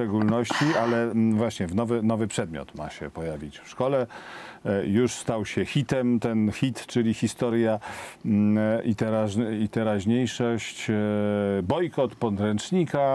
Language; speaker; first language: Polish; native; Polish